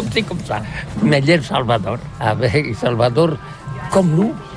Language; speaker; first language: French; non-native, learner; Catalan